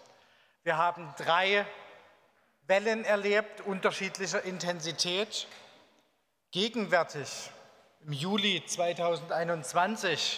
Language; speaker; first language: German; native; German